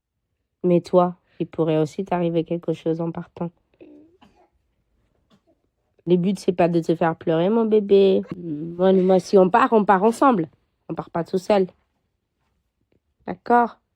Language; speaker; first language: French; non-native, fluent; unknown